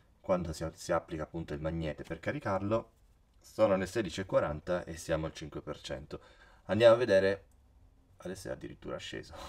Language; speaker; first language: Italian; native; Italian